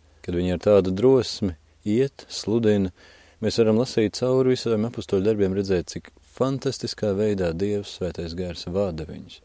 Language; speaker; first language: Latvian; native; Latvian